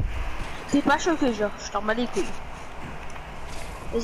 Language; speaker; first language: French; native; French